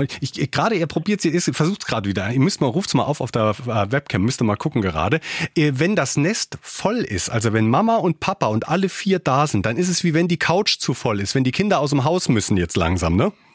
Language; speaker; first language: German; native; German